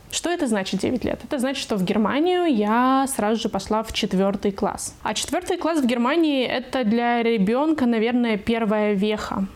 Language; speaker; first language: Russian; native; Russian